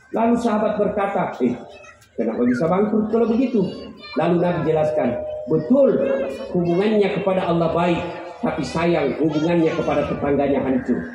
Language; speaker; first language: Indonesian; non-native, local second language; Buginese